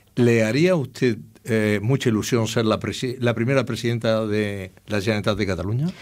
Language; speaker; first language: Spanish; native; Spanish